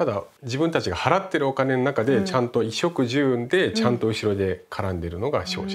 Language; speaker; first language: Japanese; native; Japanese